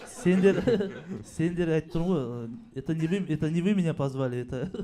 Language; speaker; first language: Russian; non-native, local second language; Kazakh